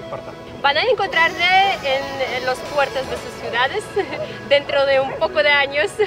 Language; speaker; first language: Spanish; non-native, fluent; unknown